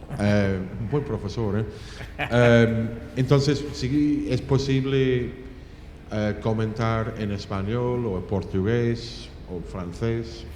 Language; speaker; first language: Spanish; non-native, fluent; English